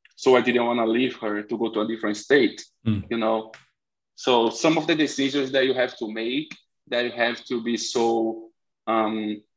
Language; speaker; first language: English; non-native, fluent; Portuguese